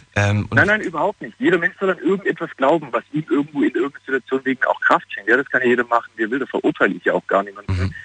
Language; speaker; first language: German; non-native, fluent; Portuguese